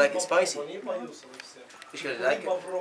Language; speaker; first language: English; non-native, learner; Arabic